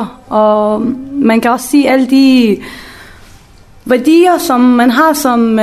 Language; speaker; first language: Danish; early bilingual, other home language; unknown